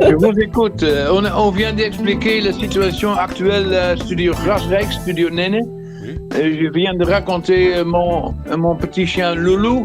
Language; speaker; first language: French; non-native, fluent; Dutch